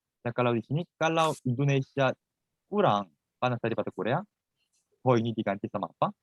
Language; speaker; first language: Indonesian; non-native, fluent; Korean